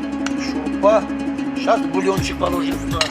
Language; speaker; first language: Russian; non-native, fluent; Tajik